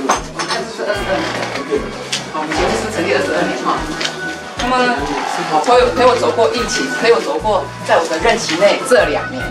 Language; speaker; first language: Chinese; native; Chinese